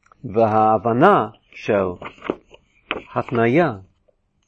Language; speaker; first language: Hebrew; non-native, fluent; English